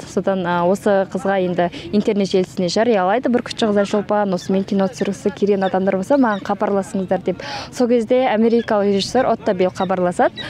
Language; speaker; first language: Kazakh; early bilingual, heritage; Kazakh